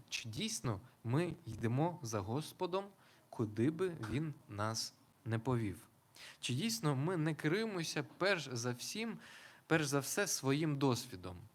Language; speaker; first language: Ukrainian; non-native, local second language; Russian